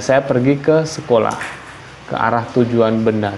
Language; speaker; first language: Indonesian; non-native, local second language; Javanese